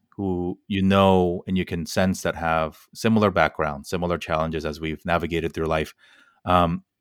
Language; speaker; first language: English; native; English